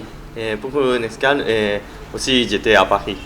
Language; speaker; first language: French; non-native, learner; Japanese